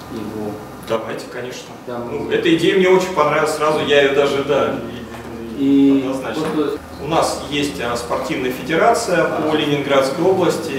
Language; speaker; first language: Russian; native; Russian